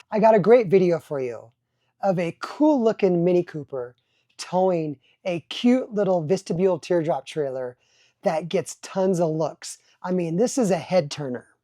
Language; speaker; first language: English; native; English